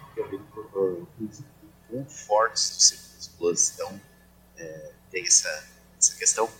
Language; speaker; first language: Portuguese; native; Portuguese